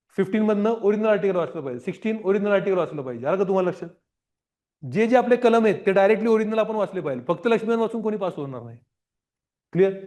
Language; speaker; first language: Marathi; non-native, local second language; Gujarati